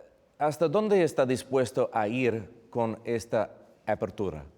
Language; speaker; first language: Spanish; non-native, fluent; English